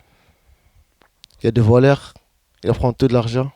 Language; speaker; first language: French; non-native, learner; Arabic